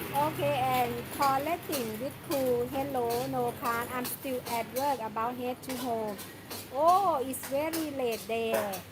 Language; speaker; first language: English; non-native, learner; Thai